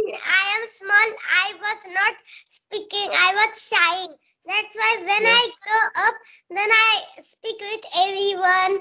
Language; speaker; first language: English; non-native, local second language; Marathi